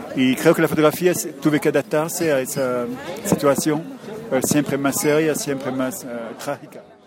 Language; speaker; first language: Spanish; non-native, fluent; French